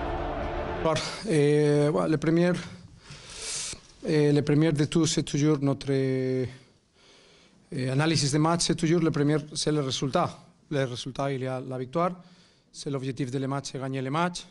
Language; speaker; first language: French; non-native, fluent; Catalan